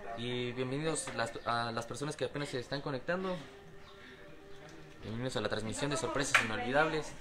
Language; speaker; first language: Spanish; native; Spanish